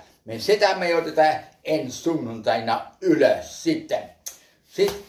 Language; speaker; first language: Finnish; early bilingual, heritage; Finnish